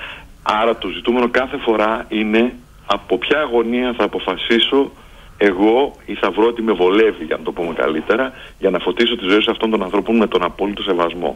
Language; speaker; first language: Greek; native; Greek